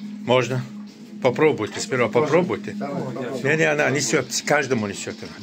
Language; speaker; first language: Russian; non-native, local second language; Chechen